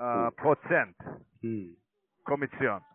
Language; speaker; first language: German; non-native, learner; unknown